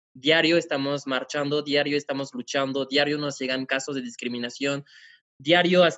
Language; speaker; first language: Spanish; non-native, fluent; French